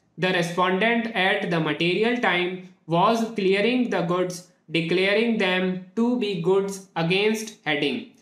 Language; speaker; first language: English; non-native, local second language; Hindi